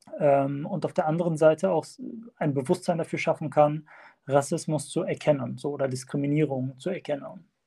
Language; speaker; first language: German; early bilingual, other home language; Turkish